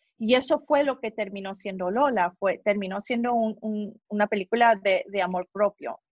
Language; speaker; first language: Spanish; early bilingual, heritage; Spanish